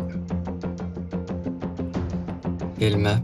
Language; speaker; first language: French; native; French